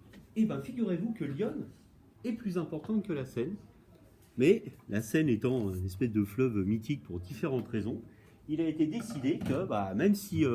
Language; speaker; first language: French; native; French